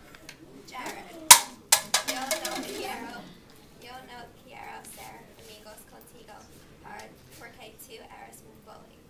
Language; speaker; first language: Spanish; non-native, learner; English